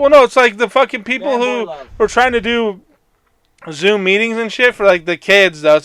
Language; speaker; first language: English; native; English